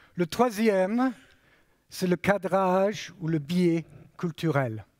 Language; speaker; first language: French; non-native, fluent; English